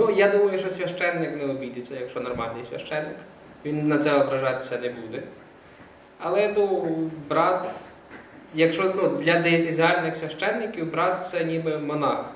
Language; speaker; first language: Ukrainian; native; Ukrainian